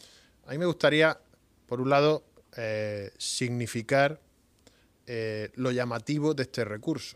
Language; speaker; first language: Spanish; native; Spanish